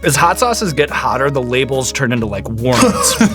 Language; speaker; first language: English; native; English